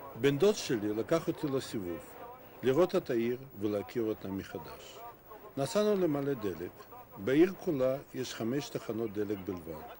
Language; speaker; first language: Hebrew; non-native, fluent; Russian